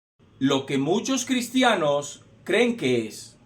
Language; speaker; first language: Spanish; native; Spanish